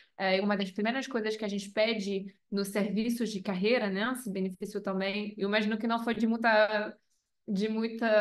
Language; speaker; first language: Portuguese; non-native, fluent; French